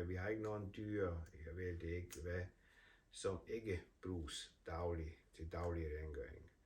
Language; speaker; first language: Danish; non-native, fluent; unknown